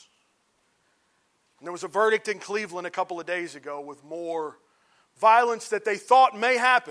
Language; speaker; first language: English; native; English